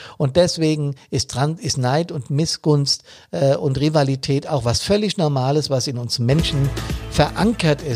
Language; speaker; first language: German; native; German